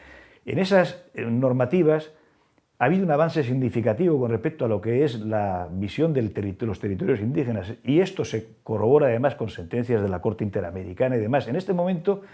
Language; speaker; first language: Spanish; native; Spanish